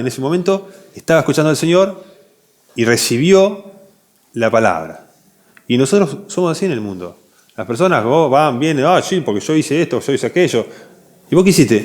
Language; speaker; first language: Spanish; native; Spanish